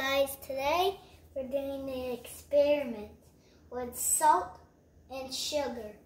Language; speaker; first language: English; early bilingual, other home language; Russian